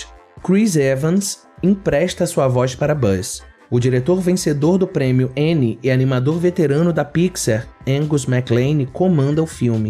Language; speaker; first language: Portuguese; native; Portuguese